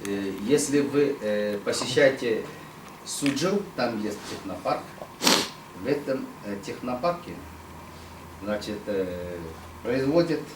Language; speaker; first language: Russian; non-native, fluent; Chinese